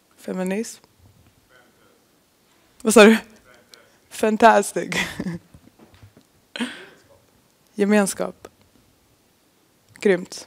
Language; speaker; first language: Swedish; native; Swedish